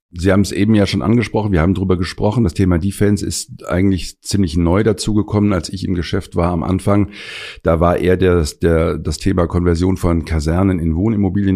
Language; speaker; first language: German; native; German